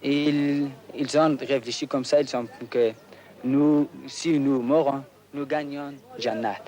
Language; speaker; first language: French; non-native, learner; Persian